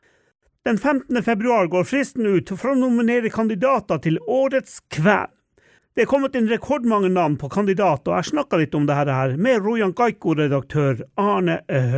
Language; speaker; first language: Norwegian; native; Norwegian